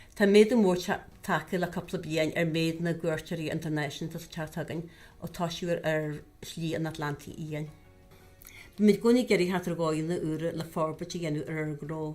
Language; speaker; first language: Irish; native; Irish